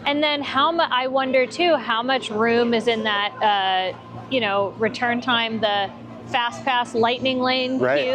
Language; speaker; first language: English; native; English